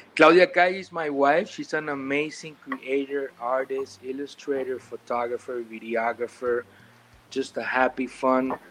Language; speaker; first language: English; non-native, fluent; Spanish